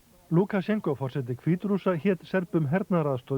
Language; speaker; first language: Icelandic; native; Icelandic